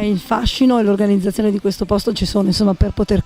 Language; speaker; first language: Italian; native; Italian